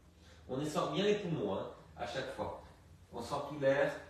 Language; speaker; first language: French; native; French